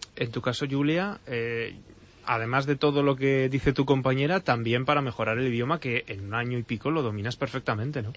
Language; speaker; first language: Spanish; native; Spanish